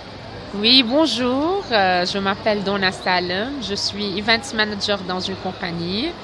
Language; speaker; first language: French; non-native, local second language; Arabic